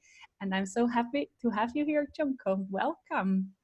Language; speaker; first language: English; non-native, fluent; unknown